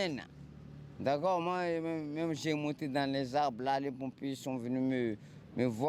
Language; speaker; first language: French; non-native, local second language; Comorian